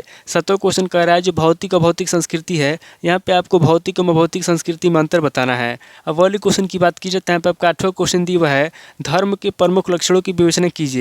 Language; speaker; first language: Hindi; native; Hindi